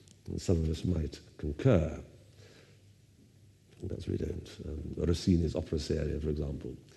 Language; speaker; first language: English; native; English